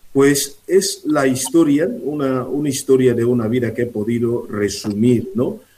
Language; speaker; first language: Spanish; non-native, fluent; Igbo